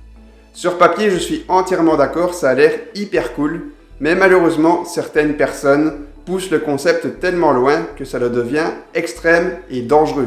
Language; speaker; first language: French; native; French